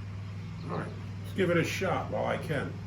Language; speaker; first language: English; native; English